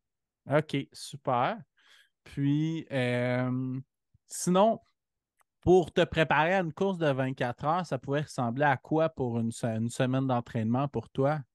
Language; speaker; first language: French; native; French